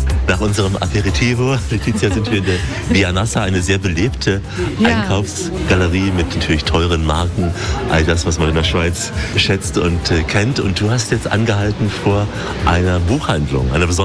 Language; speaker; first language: German; native; German